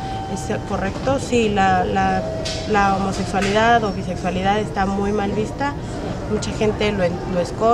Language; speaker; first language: Spanish; native; Spanish